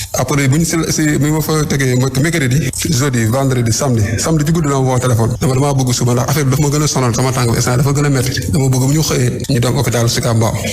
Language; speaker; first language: Wolof; native; Wolof